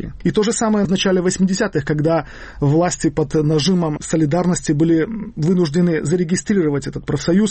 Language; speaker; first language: Russian; native; Russian